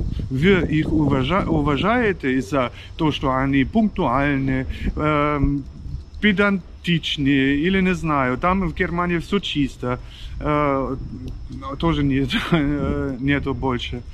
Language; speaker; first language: Russian; non-native, fluent; German